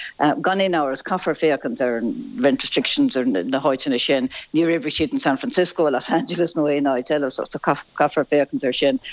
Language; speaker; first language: Irish; non-native, local second language; English